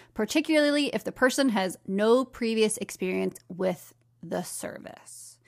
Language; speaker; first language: English; native; English